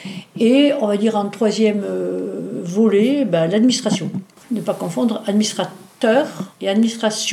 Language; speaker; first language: French; native; French